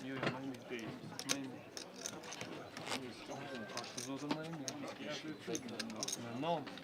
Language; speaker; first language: Italian; non-native, fluent; Albanian